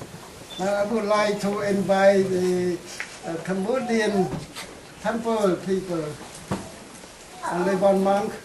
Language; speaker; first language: English; non-native, fluent; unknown